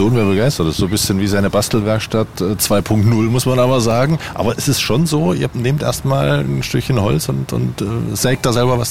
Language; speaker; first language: German; native; German